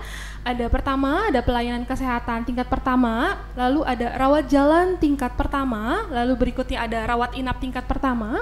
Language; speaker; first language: Indonesian; native; Indonesian